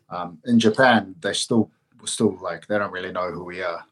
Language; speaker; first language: English; native; English